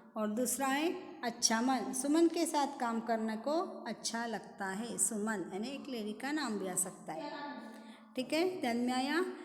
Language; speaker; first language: Hindi; non-native, local second language; Marathi